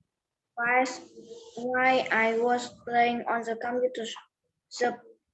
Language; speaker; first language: English; non-native, learner; Vietnamese